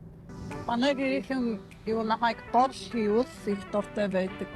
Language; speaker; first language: Mongolian; non-native, fluent; Polish